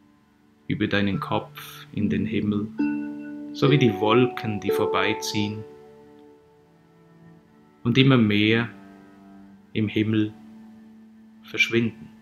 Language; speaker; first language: German; native; German